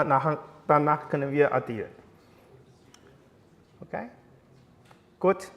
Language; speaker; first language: German; non-native, learner; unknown